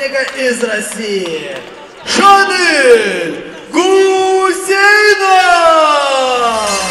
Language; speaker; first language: Russian; native; Russian